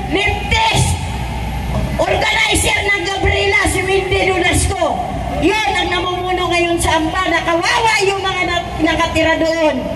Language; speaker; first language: Filipino; non-native, local second language; Waray